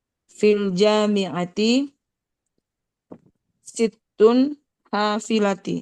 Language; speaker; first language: Arabic; non-native, learner; Indonesian